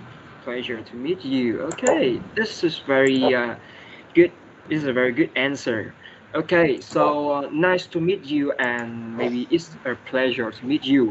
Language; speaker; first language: English; non-native, fluent; Vietnamese